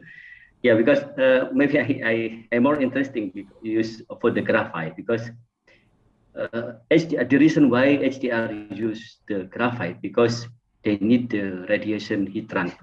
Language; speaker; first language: English; non-native, fluent; Indonesian